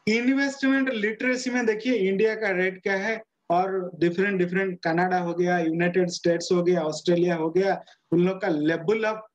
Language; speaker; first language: Hindi; non-native, local second language; Odia